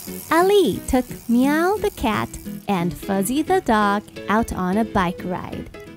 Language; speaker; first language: English; non-native, fluent; Chinese